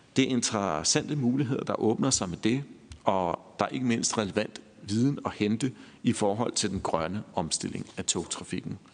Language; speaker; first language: Danish; native; Danish